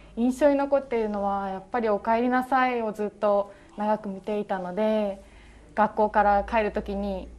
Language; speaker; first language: Japanese; native; Japanese